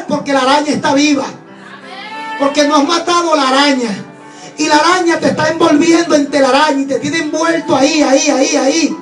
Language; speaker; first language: Spanish; native; Spanish